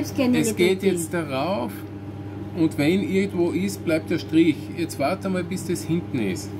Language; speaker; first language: German; native; German